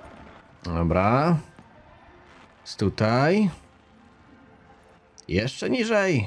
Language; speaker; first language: Polish; native; Polish